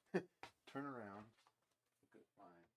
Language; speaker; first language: English; native; English